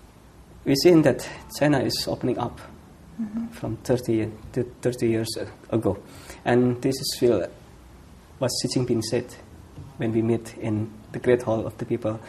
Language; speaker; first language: English; non-native, fluent; Indonesian